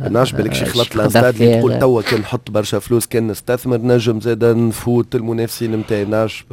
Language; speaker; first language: Arabic; native; Arabic